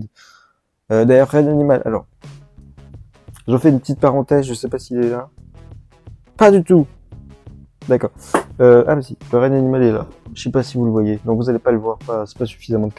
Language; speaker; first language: French; native; French